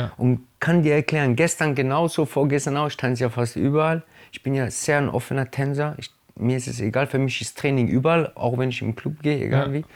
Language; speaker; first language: German; early bilingual, other home language; Italian